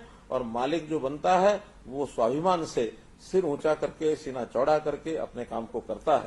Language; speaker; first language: Hindi; native; Hindi